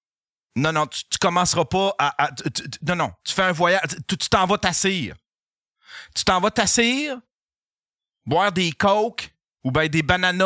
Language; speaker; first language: French; native; French